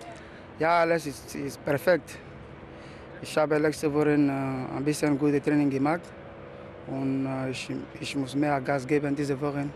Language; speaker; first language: German; non-native, learner; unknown